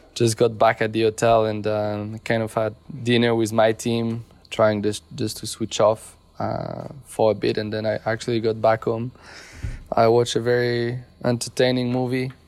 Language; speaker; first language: English; non-native, fluent; French